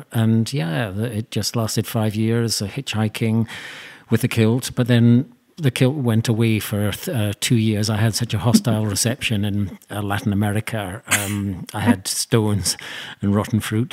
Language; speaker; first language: English; native; English